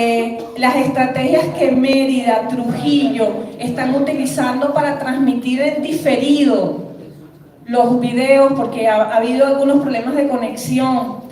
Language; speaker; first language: Spanish; native; Spanish